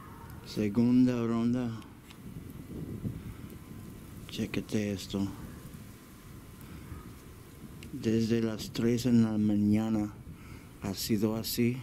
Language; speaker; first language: Spanish; early bilingual, heritage; Spanish